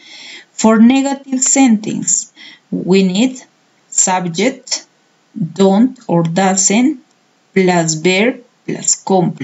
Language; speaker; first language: English; non-native, fluent; Spanish